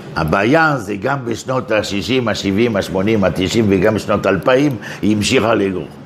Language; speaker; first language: Hebrew; non-native, fluent; French